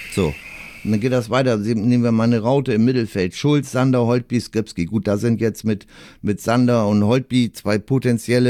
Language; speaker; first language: German; native; German